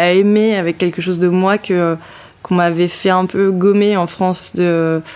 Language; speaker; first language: French; native; French